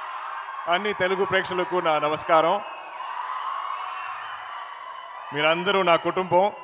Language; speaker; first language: Telugu; non-native, learner; Malayalam